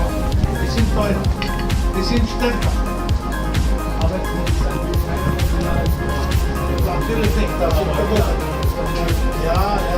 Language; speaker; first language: German; non-native, fluent; Spanish